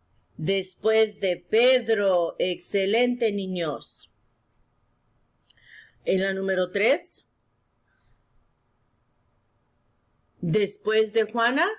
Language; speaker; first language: Spanish; early bilingual, heritage; Spanish